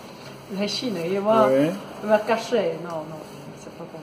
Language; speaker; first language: French; non-native, learner; Chinese